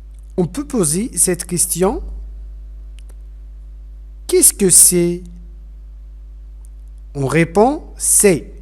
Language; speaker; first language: French; non-native, fluent; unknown